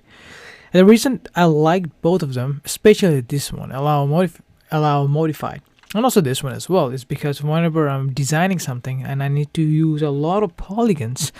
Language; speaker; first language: English; non-native, fluent; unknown